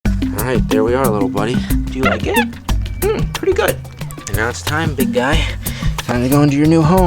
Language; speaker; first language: English; native; English